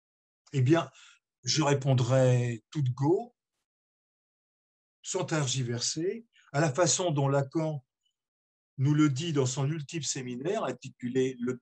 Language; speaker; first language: French; native; French